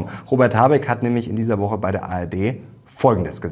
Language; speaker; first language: German; native; German